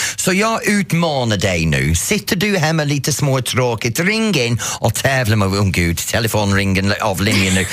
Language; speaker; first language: Swedish; non-native, fluent; English